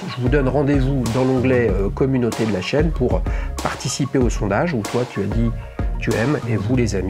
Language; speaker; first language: French; native; French